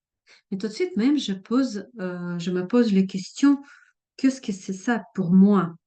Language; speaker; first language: French; non-native, fluent; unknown